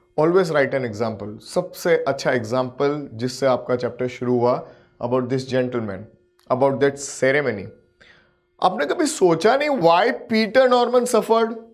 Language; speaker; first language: Hindi; native; Hindi